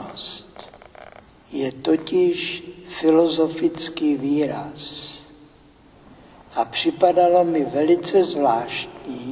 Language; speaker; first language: Czech; native; Czech